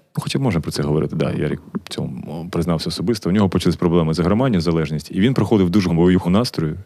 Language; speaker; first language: Ukrainian; native; Ukrainian